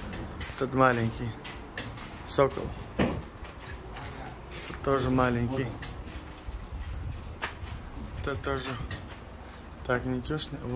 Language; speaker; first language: Russian; non-native, local second language; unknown